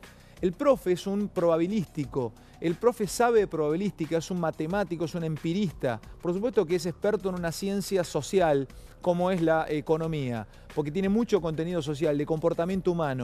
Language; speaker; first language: Spanish; native; Spanish